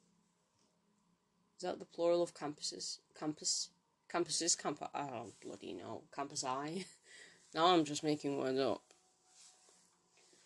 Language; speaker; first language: English; native; English